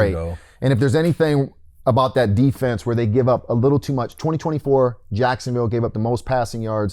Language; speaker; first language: English; native; English